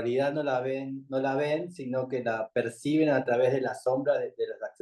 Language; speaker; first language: Spanish; native; Spanish